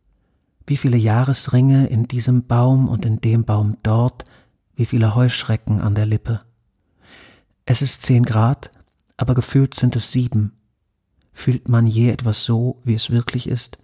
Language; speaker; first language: German; native; German